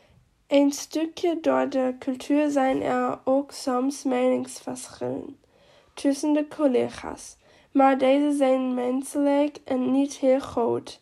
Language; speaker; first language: Dutch; non-native, learner; German